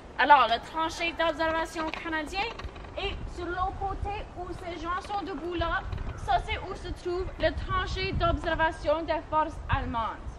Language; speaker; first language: French; non-native, local second language; English